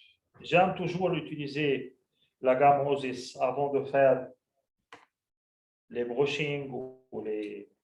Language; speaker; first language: French; non-native, local second language; Arabic